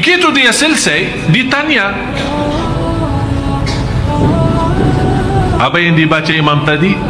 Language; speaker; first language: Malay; non-native, fluent; Arabic